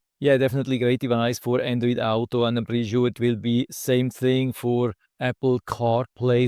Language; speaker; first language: English; non-native, fluent; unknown